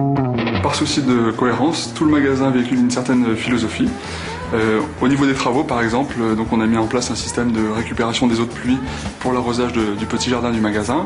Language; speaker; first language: French; native; French